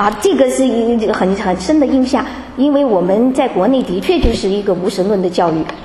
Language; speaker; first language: Chinese; native; Chinese